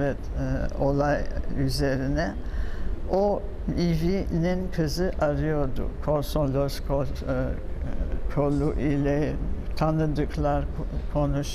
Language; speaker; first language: Turkish; non-native, fluent; French